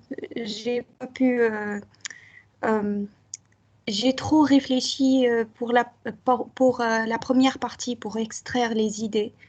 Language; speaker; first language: French; non-native, local second language; Arabic